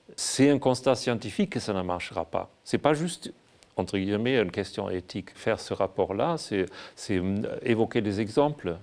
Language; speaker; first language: French; non-native, fluent; German